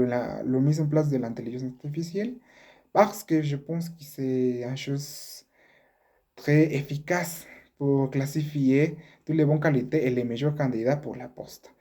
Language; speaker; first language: French; non-native, learner; Spanish